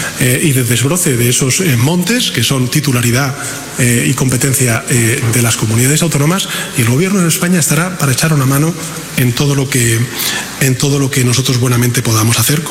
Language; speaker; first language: Spanish; native; Spanish